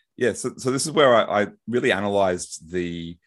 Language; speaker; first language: English; native; English